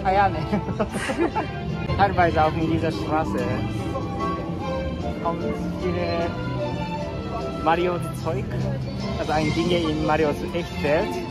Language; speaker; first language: German; non-native, learner; Japanese